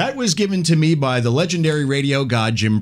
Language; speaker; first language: English; native; English